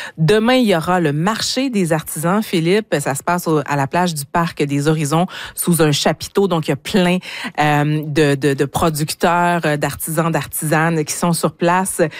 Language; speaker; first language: French; native; French